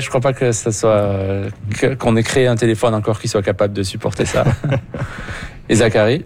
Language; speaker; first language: French; native; French